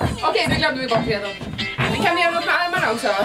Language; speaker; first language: Swedish; native; Swedish